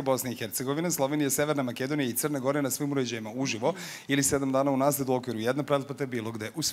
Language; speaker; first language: Serbian; native; Serbian